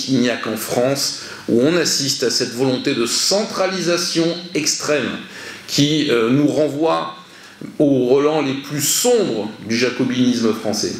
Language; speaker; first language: French; native; French